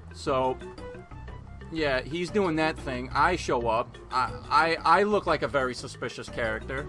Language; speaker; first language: English; native; English